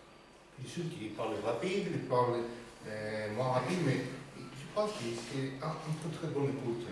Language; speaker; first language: French; non-native, learner; Spanish